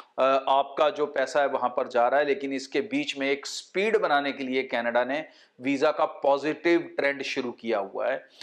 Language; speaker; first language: Hindi; non-native, local second language; Punjabi